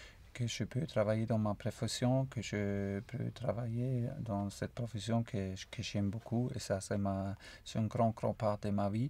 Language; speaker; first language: French; non-native, fluent; German